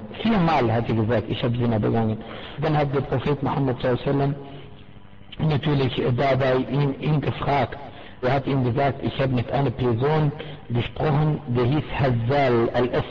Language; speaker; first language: German; non-native, fluent; Arabic